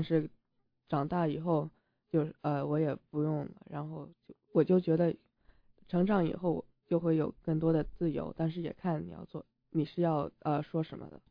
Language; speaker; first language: Chinese; early bilingual, heritage; Chinese